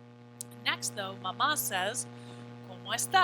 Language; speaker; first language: Spanish; non-native, fluent; English